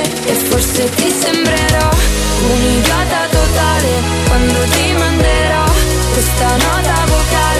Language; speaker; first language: Italian; native; Italian